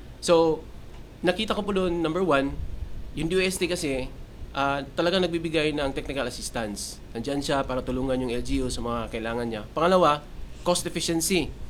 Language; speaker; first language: Filipino; non-native, local second language; Cebuano